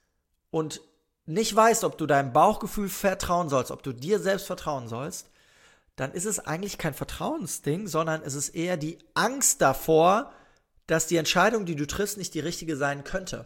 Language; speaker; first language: German; native; German